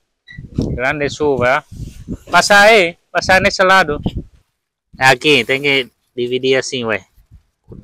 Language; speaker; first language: Portuguese; non-native, learner; Vietnamese